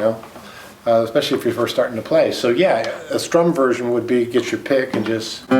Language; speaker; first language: English; native; English